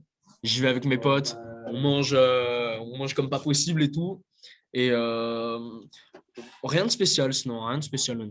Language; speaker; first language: French; native; French